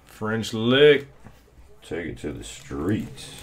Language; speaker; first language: English; native; English